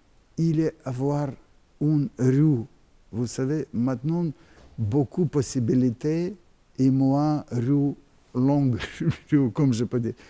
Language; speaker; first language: French; non-native, learner; Russian